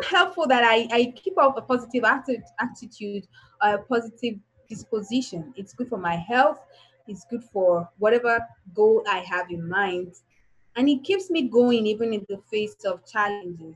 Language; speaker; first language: English; non-native, local second language; Igbo